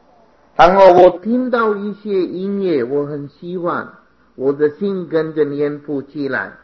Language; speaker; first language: Chinese; non-native, fluent; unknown